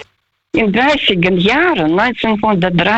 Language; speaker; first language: German; non-native, fluent; Russian